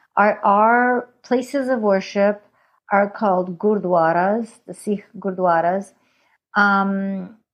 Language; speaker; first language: English; non-native, fluent; Hindi